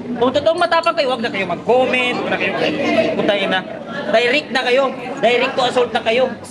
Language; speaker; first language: Filipino; non-native, local second language; Maguindanaon